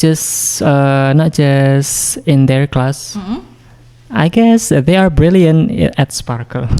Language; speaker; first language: English; non-native, fluent; Indonesian